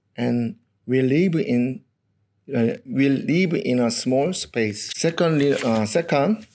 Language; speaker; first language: English; non-native, learner; Korean